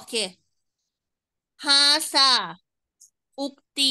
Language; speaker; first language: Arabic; non-native, learner; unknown